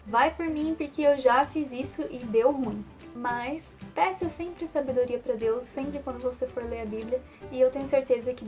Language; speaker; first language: Portuguese; native; Portuguese